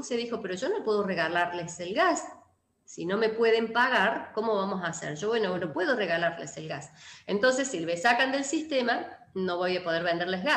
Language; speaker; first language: Spanish; native; Spanish